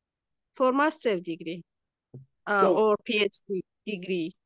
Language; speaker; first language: English; non-native, learner; Kurdish